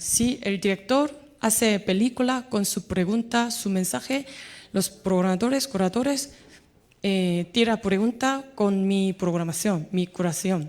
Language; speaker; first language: Spanish; non-native, fluent; Korean